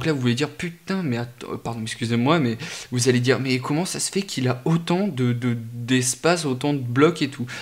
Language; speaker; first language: French; native; French